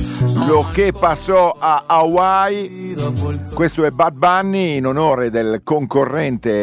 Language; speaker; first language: Italian; native; Italian